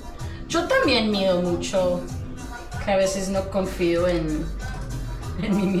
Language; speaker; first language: Spanish; early bilingual, heritage; English